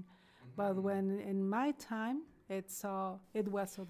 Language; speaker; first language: English; non-native, learner; Spanish